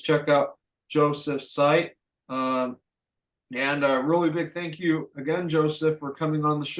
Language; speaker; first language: English; native; English